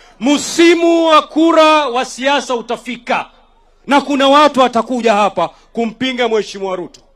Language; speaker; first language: Swahili; non-native, local second language; Giryama